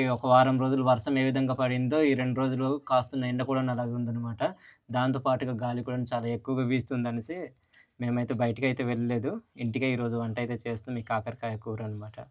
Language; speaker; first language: Telugu; non-native, local second language; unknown